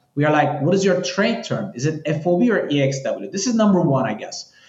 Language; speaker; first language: English; non-native, fluent; Turkish